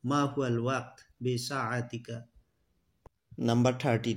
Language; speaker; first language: Arabic; non-native, fluent; Assamese